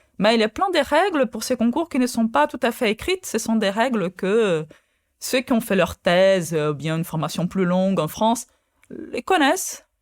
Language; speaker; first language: French; non-native, fluent; Portuguese